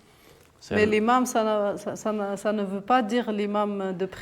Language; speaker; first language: French; non-native, local second language; Arabic